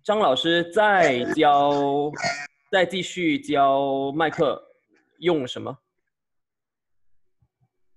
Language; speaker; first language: Chinese; non-native, fluent; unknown